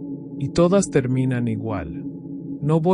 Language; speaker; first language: Spanish; native; Spanish